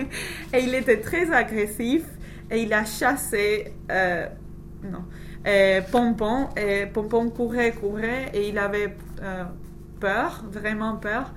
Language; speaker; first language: French; non-native, learner; English